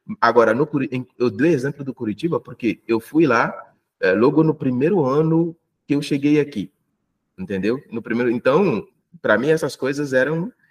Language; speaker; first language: Portuguese; non-native, fluent; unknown